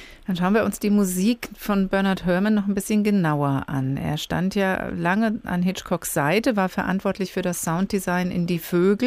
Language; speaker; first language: German; native; German